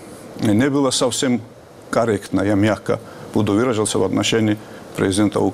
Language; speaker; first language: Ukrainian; non-native, learner; Georgian